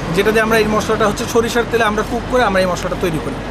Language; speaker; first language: Bangla; native; Bangla